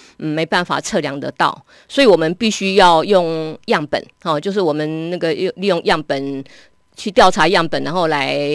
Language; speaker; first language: Chinese; native; Chinese